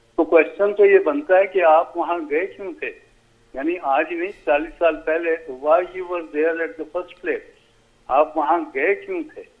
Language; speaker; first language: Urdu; native; Urdu